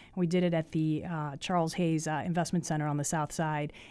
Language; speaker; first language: English; early bilingual, other home language; Spanish